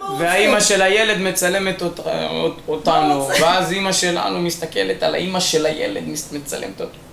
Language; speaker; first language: Hebrew; early bilingual, other home language; Amharic